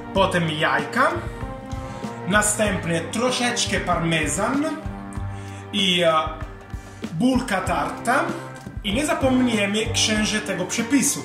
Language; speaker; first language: Polish; non-native, learner; Italian